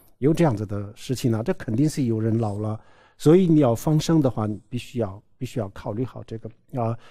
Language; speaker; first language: Chinese; non-native, local second language; Tibetan